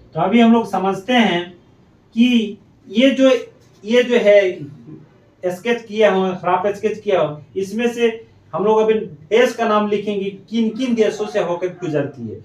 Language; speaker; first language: Hindi; native; Hindi